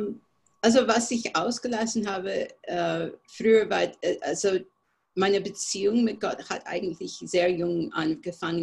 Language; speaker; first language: German; non-native, fluent; English